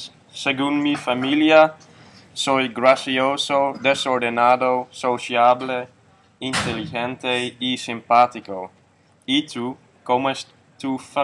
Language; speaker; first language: Spanish; non-native, learner; Dutch